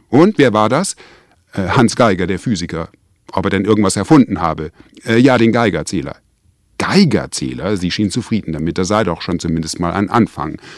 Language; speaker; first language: German; native; German